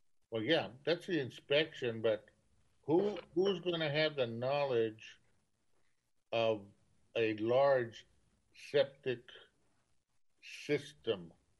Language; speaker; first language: English; early bilingual, other home language; Spanish